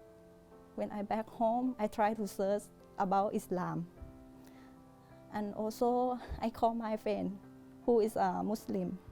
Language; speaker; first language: English; non-native, learner; Thai